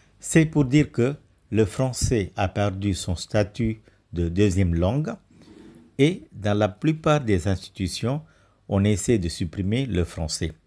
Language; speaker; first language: French; non-native, fluent; Tamil